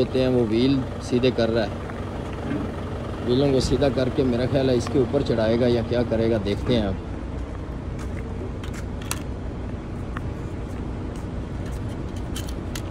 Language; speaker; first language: Urdu; non-native, local second language; Punjabi